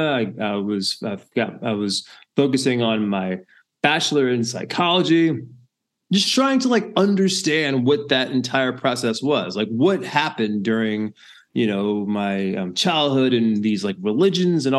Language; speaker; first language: English; native; English